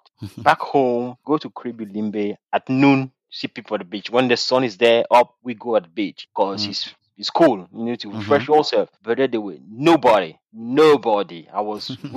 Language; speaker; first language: English; non-native, local second language; French